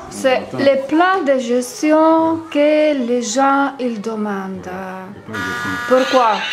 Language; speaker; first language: French; non-native, learner; Italian